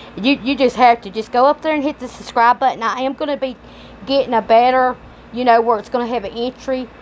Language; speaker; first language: English; native; English